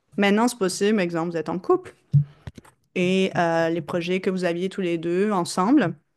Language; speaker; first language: French; native; French